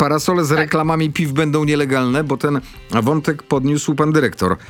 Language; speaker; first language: Polish; native; Polish